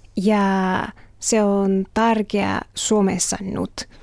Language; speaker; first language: Finnish; non-native, learner; Spanish